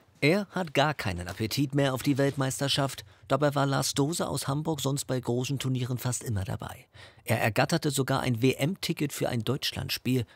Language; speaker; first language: German; native; German